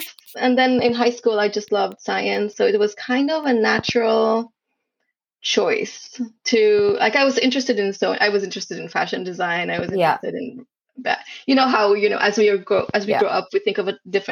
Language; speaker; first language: English; non-native, fluent; Hebrew